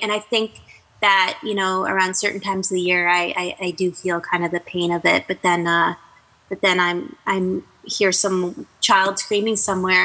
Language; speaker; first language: English; native; English